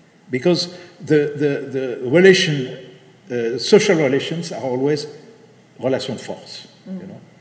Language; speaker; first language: English; non-native, fluent; French